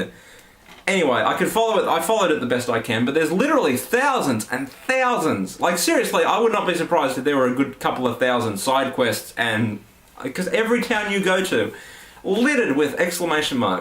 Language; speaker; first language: English; native; English